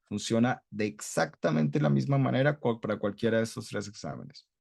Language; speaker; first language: Spanish; non-native, fluent; English